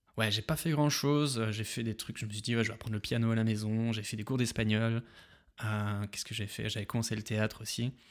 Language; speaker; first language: French; native; French